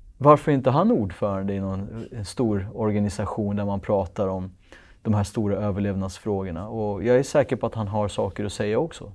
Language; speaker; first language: Swedish; early bilingual, other home language; Kurdish